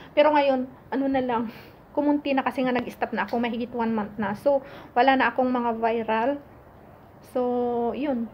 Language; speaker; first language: Filipino; native; Filipino